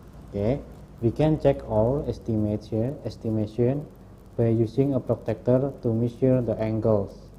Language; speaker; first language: English; non-native, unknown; Indonesian